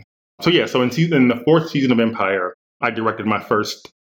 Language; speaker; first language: English; native; English